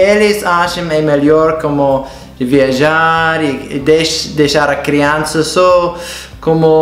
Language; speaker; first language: Portuguese; non-native, fluent; English